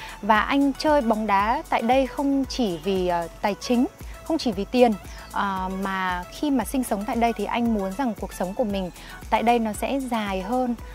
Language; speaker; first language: Vietnamese; native; Vietnamese